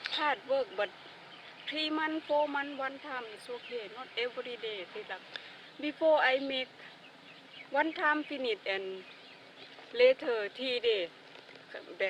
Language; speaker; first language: English; non-native, learner; Thai